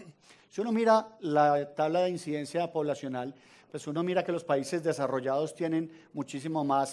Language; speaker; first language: Spanish; native; Spanish